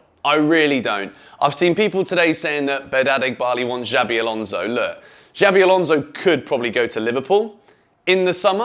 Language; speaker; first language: English; native; English